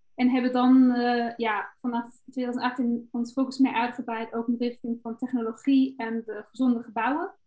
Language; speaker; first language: Dutch; non-native, fluent; German